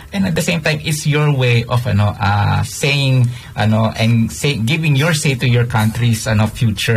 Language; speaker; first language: English; non-native, local second language; Filipino